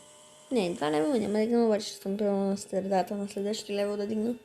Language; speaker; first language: Bulgarian; native; Bulgarian